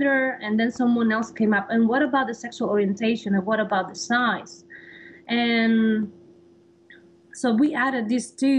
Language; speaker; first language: English; non-native, fluent; Spanish